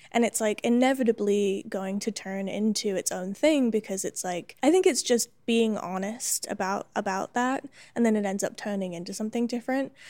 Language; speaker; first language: English; native; English